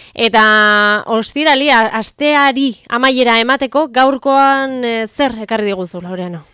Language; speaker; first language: Basque; native; Basque